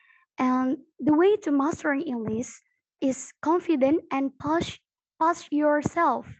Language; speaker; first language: English; non-native, learner; Indonesian